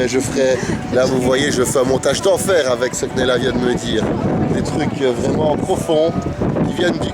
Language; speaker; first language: French; native; French